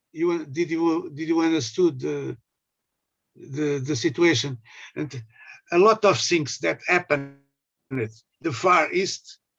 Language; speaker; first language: English; non-native, learner; Portuguese